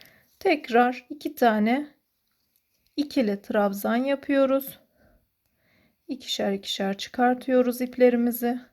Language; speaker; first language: Turkish; native; Turkish